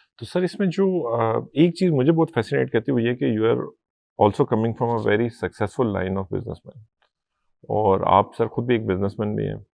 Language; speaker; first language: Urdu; native; Urdu